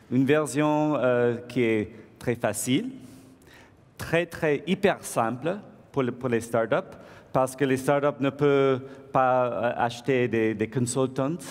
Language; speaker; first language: French; non-native, learner; English